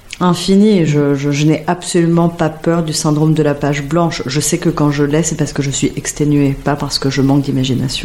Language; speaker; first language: French; native; French